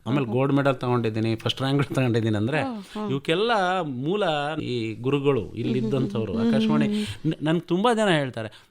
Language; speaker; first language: Kannada; non-native, local second language; Lambadi